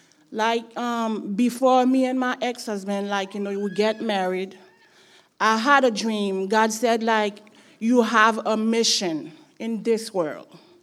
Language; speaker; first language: English; non-native, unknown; Haitian Creole